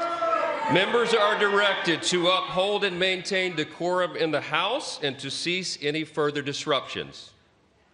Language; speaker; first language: English; native; English